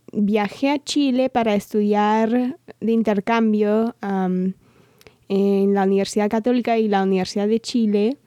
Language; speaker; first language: Spanish; non-native, fluent; English